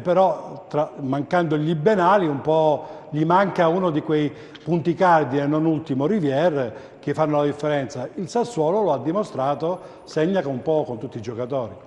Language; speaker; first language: Italian; native; Italian